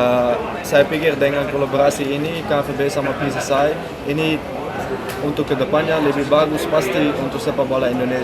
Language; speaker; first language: Indonesian; non-native, fluent; Dutch